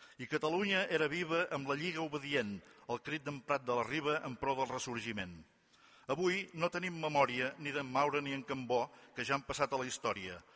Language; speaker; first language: Catalan; native; Catalan